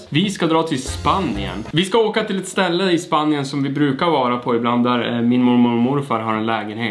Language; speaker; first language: Swedish; native; Swedish